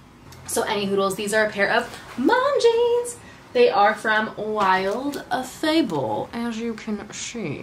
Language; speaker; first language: English; native; English